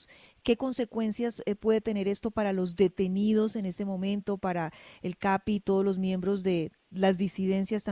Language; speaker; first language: Spanish; native; Spanish